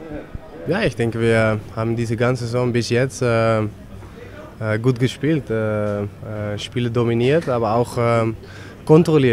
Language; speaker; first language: German; non-native, fluent; Dutch